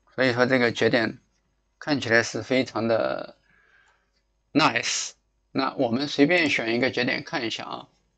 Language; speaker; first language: Chinese; native; Chinese